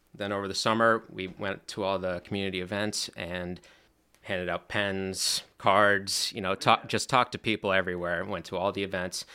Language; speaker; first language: English; native; English